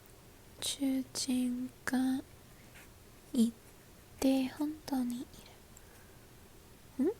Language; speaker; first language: Japanese; non-native, learner; English